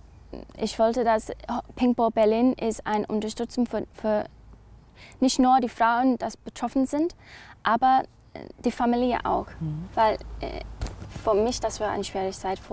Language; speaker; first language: German; non-native, learner; English